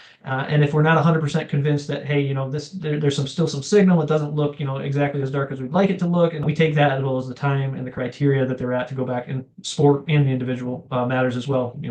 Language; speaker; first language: English; native; English